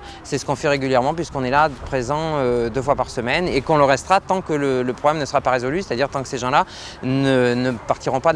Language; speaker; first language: French; native; French